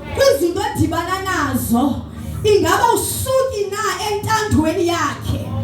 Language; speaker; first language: Zulu; non-native, local second language; Xhosa